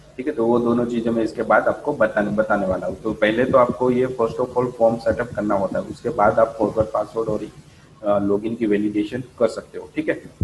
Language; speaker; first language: Hindi; non-native, local second language; Gujarati